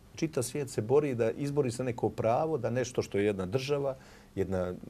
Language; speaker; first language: Serbian; native; Serbian